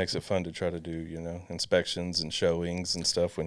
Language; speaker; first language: English; native; English